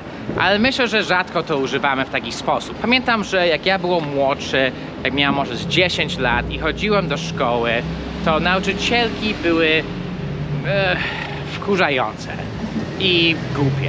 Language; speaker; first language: Polish; non-native, fluent; English